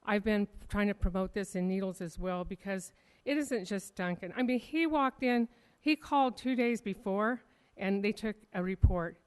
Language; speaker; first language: English; native; English